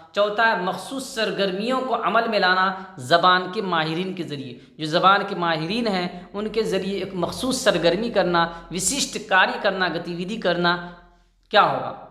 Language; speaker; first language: Urdu; native; Urdu